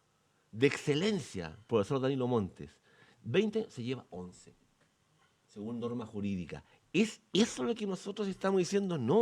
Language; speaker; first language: Spanish; native; Spanish